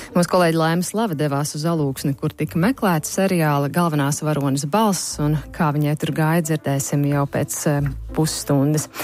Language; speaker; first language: Latvian; native; Latvian